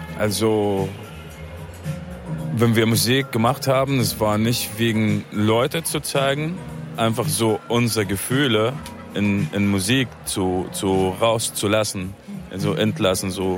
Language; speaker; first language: German; non-native, fluent; Arabic